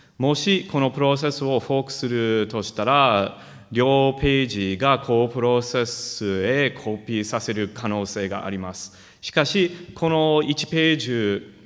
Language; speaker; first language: Japanese; non-native, fluent; English